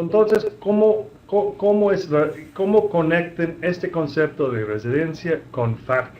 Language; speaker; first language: Spanish; non-native, fluent; English